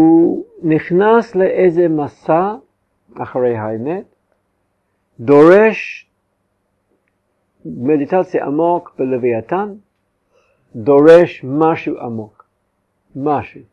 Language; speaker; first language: Hebrew; non-native, fluent; English